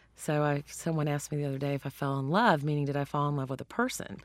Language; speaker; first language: English; native; English